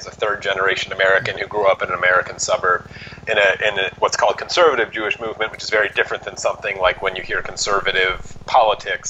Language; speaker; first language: English; native; English